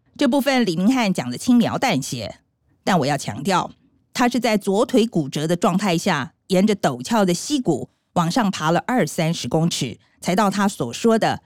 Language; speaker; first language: Chinese; native; Chinese